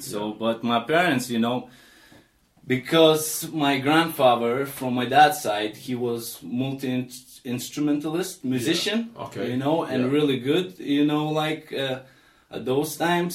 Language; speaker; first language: English; non-native, fluent; Lithuanian